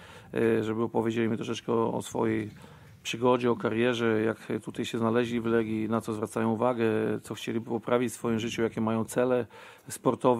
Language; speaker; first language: Polish; native; Polish